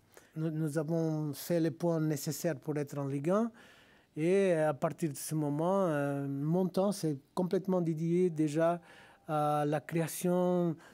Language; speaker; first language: French; non-native, fluent; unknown